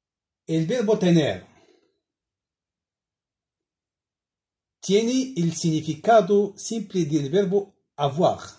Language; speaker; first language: Spanish; non-native, learner; Arabic